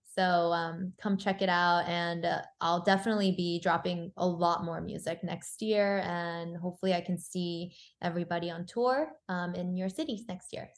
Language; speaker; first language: English; early bilingual, other home language; Korean